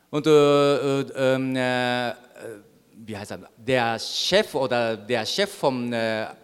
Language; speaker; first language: German; non-native, learner; Japanese